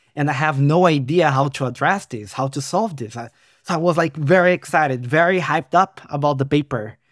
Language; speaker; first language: English; non-native, fluent; Portuguese